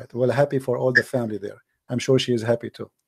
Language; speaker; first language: English; non-native, fluent; Arabic